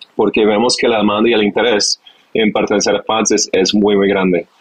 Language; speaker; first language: Spanish; non-native, fluent; English